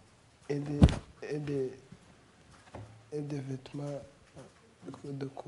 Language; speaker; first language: French; non-native, learner; Kinyarwanda